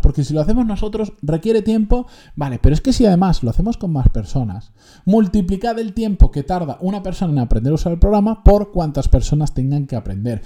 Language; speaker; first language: Spanish; native; Spanish